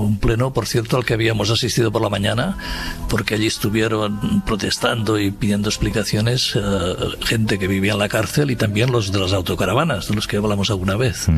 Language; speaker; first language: Spanish; native; Spanish